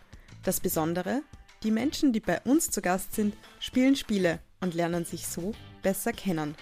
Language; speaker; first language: German; native; German